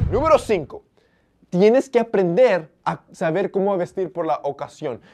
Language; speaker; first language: Spanish; early bilingual, heritage; Spanish